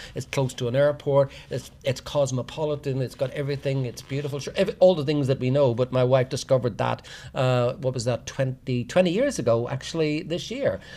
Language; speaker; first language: English; native; English